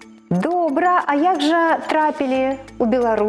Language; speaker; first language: Belarusian; native; Belarusian